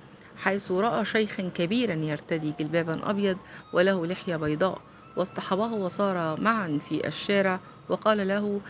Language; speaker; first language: Arabic; native; Arabic